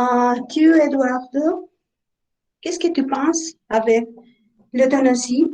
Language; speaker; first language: French; non-native, learner; Spanish